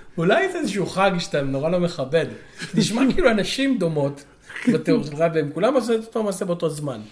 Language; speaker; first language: Hebrew; native; Hebrew